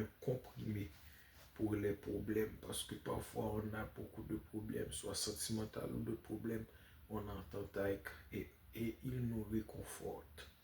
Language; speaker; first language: French; non-native, local second language; Haitian Creole